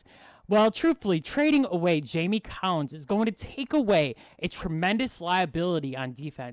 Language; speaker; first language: English; native; English